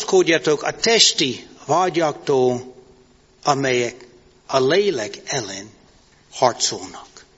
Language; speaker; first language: Hungarian; non-native, fluent; English